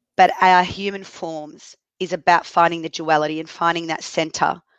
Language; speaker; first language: English; early bilingual, other home language; Arabic